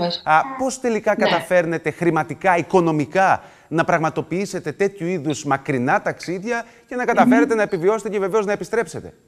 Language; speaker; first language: Greek; native; Greek